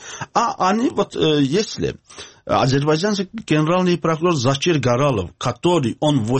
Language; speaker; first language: Russian; non-native, learner; Azerbaijani